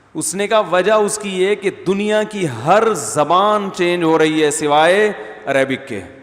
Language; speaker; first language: Urdu; native; Urdu